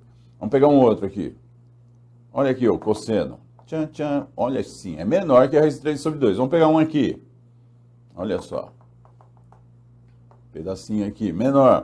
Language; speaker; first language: Portuguese; native; Portuguese